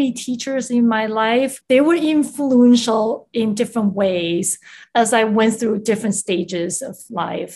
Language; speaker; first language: English; non-native, fluent; Chinese